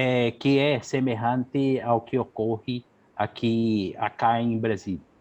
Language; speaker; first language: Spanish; non-native, learner; Portuguese